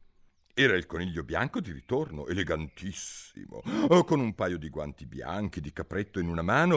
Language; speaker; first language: Italian; native; Italian